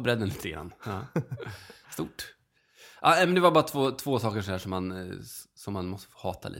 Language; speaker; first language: Swedish; native; Swedish